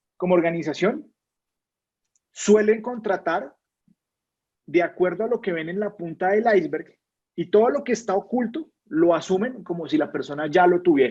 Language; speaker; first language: Spanish; native; Spanish